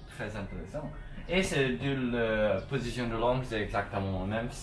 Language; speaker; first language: French; non-native, learner; Chinese